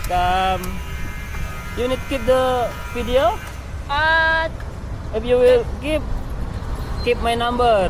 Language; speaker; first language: English; non-native, learner; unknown